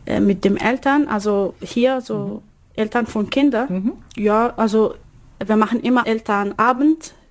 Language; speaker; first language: German; non-native, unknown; Arabic